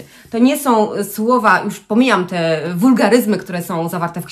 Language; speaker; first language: Polish; native; Polish